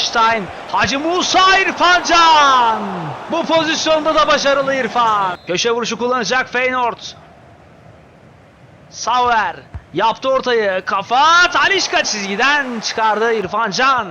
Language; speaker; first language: Turkish; native; Turkish